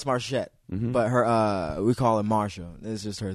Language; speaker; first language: English; native; English